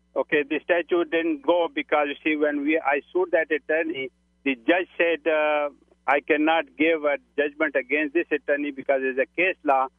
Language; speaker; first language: English; non-native, local second language; Urdu